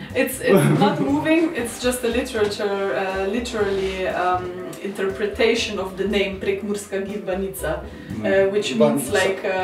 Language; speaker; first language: English; non-native, learner; Slovenian